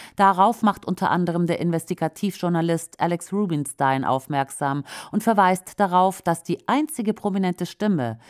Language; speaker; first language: German; native; German